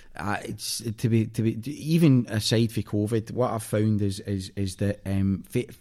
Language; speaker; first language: English; native; English